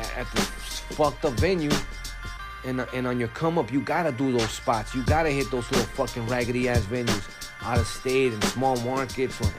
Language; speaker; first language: English; early bilingual, other home language; Spanish